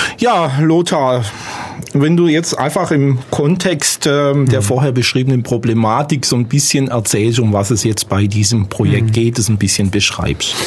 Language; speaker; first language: German; native; German